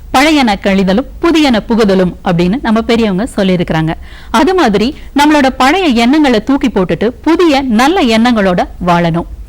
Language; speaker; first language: Tamil; native; Tamil